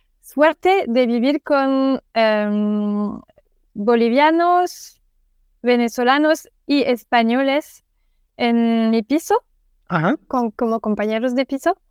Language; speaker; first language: Spanish; non-native, learner; French